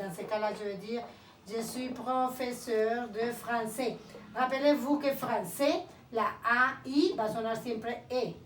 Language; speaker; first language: French; non-native, fluent; Spanish